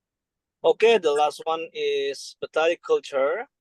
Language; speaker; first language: English; non-native, learner; Indonesian